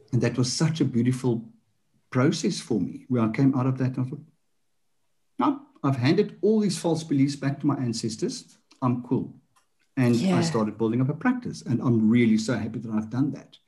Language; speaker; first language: English; non-native, local second language; Afrikaans